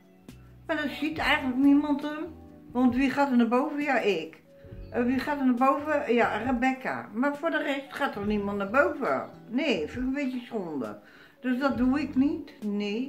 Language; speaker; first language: Dutch; native; Dutch